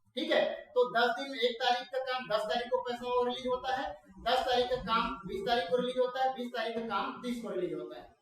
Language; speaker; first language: Hindi; non-native, local second language; Marathi